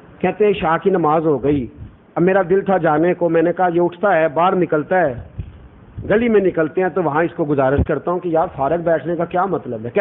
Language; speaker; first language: Urdu; non-native, local second language; Punjabi